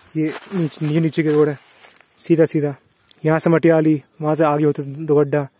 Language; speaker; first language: Hindi; native; Hindi